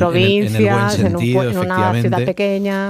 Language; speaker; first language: Spanish; native; Spanish